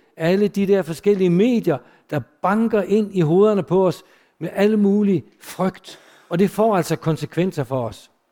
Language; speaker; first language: Danish; early bilingual, other home language; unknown